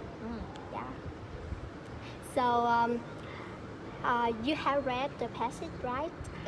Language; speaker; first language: English; non-native, fluent; Vietnamese